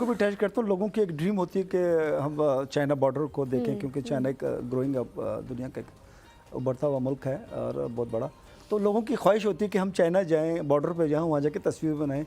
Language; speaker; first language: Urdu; non-native, local second language; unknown